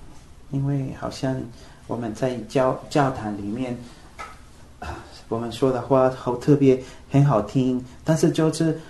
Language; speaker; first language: Chinese; non-native, fluent; Spanish